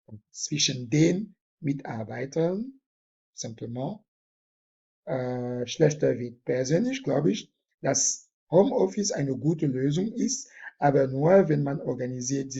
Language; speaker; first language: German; non-native, fluent; French